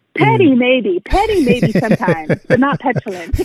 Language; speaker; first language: English; native; English